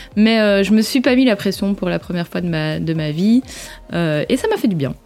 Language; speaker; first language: French; native; French